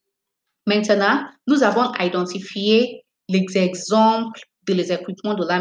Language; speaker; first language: French; non-native, fluent; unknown